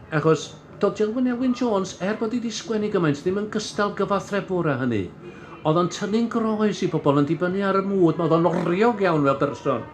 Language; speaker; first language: Welsh; native; Welsh